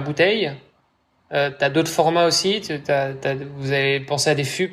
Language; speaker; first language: French; native; French